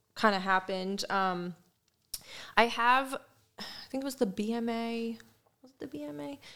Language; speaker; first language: English; native; English